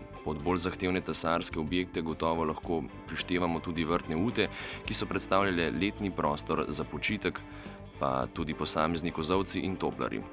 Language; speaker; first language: Slovenian; native; Slovenian